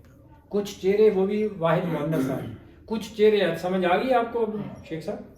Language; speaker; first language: Urdu; native; Urdu